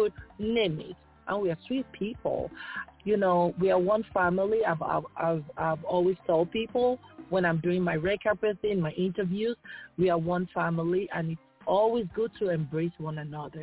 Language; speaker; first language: English; non-native, local second language; Yoruba